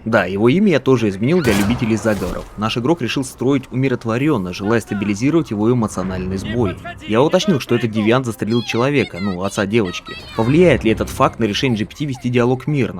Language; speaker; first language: Russian; native; Russian